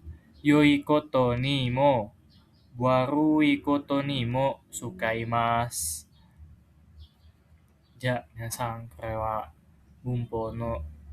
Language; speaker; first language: Japanese; non-native, fluent; Indonesian